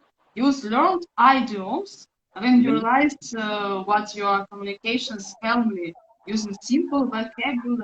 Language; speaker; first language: English; non-native, learner; Russian